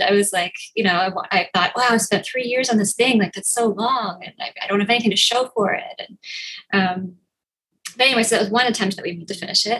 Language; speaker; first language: English; native; English